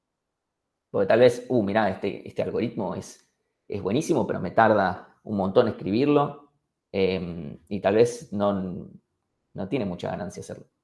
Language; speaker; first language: Spanish; native; Spanish